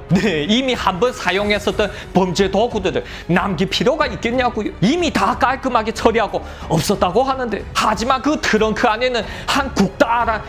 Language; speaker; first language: Korean; native; Korean